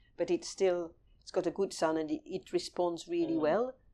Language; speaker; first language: English; early bilingual, other home language; French